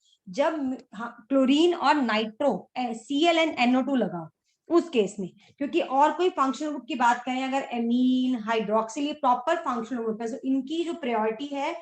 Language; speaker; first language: Hindi; native; Hindi